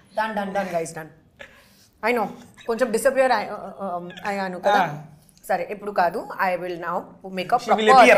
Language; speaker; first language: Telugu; non-native, local second language; Hindi